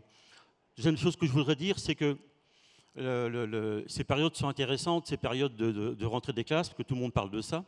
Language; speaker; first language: French; native; French